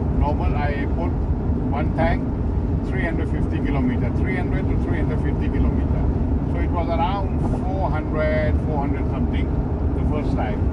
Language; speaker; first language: English; non-native, fluent; Thai